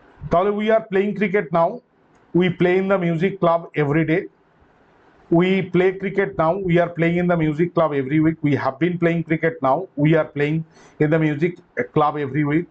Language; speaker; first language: English; non-native, local second language; Bangla